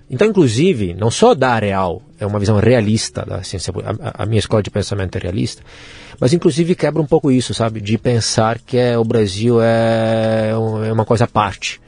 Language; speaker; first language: Portuguese; non-native, fluent; Italian